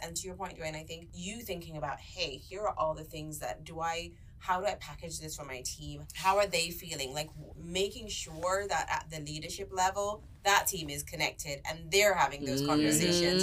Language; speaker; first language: English; native; English